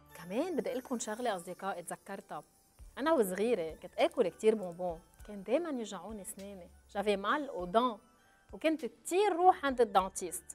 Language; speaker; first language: Arabic; native; Arabic